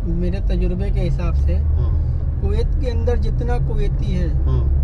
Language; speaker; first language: Hindi; native; Hindi